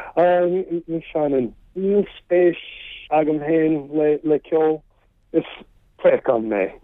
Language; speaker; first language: Irish; non-native, learner; English